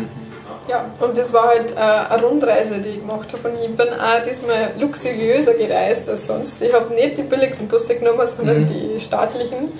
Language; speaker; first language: German; native; German